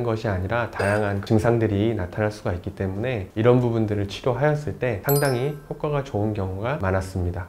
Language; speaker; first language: Korean; native; Korean